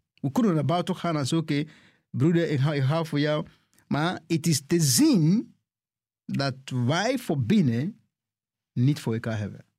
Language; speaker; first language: Dutch; non-native, fluent; English